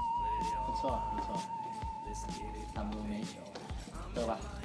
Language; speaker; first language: Chinese; non-native, learner; English